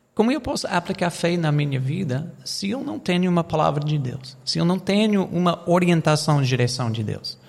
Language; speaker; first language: Portuguese; non-native, fluent; English